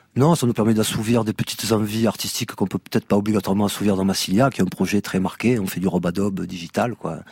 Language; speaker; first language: French; native; French